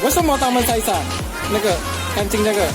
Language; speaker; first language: Chinese; non-native, learner; Indonesian